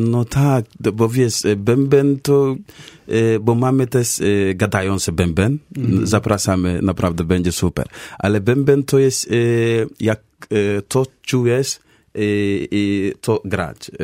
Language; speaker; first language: Polish; non-native, learner; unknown